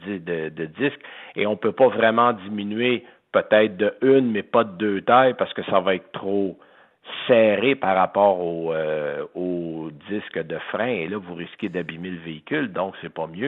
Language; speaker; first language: French; native; French